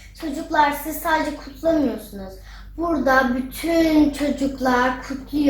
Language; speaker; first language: Turkish; early bilingual, heritage; Turkish